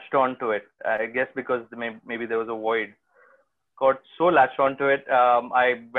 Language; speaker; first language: English; non-native, local second language; Malayalam